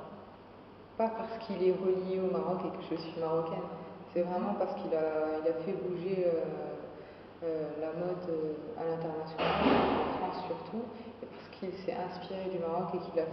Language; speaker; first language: French; non-native, local second language; Arabic